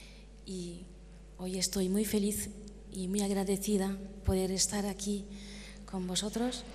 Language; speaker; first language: Spanish; non-native, fluent; Japanese